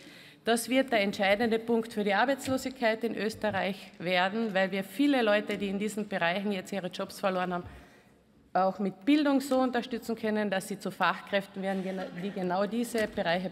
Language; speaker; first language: German; native; German